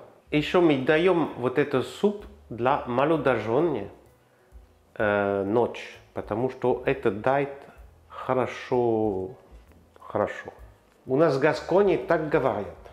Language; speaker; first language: Russian; non-native, learner; French